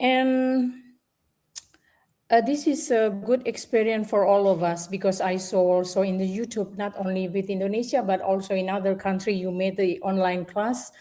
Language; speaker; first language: English; non-native, fluent; Indonesian